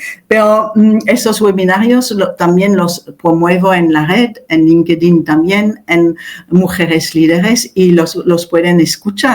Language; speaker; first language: Spanish; non-native, fluent; French